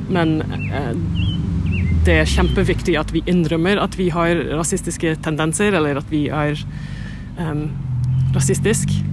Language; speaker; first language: Norwegian; non-native, fluent; English